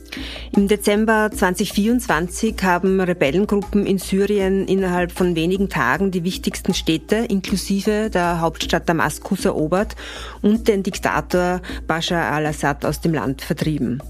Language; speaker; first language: German; native; German